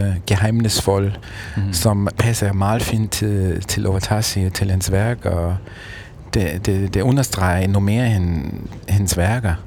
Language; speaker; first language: Danish; non-native, fluent; German